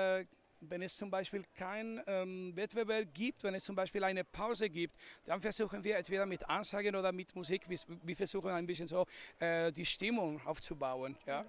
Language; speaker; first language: German; non-native, fluent; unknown